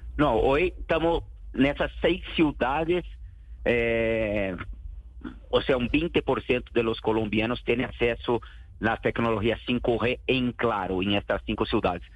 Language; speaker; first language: Spanish; non-native, fluent; Portuguese